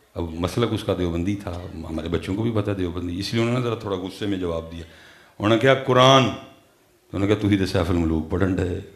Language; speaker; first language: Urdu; non-native, local second language; Punjabi